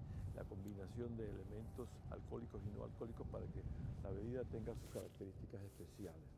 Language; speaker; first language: Spanish; native; Spanish